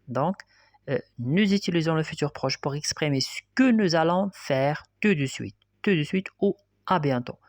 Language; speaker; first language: French; non-native, local second language; Arabic